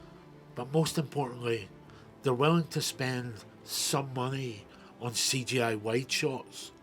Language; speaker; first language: English; native; English